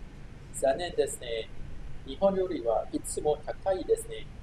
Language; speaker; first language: Japanese; non-native, learner; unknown